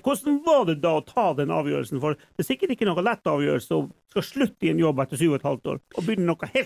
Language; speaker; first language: Norwegian; native; Norwegian